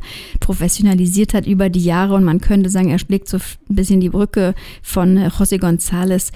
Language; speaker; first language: German; native; German